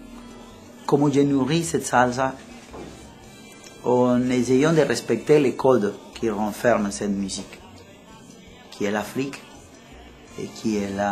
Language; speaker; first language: French; non-native, fluent; Spanish